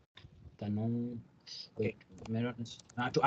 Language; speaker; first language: Filipino; non-native, learner; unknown